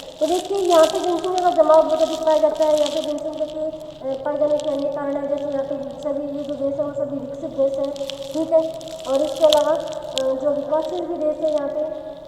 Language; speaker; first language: Hindi; native; Hindi